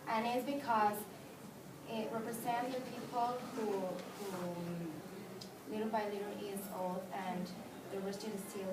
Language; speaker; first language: English; non-native, learner; Spanish